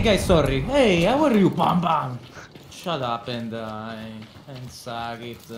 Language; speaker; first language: English; non-native, learner; Italian